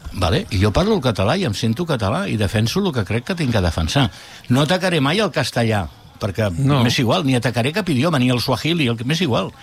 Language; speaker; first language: Catalan; non-native, local second language; Spanish